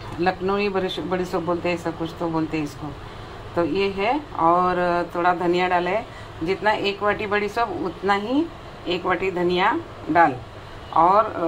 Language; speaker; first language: Hindi; non-native, local second language; Marathi